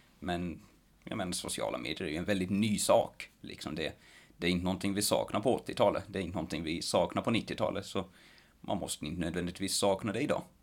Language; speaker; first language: Swedish; native; Swedish